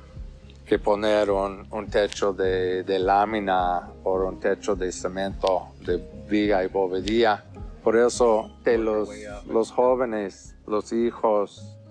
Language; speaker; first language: Spanish; non-native, fluent; English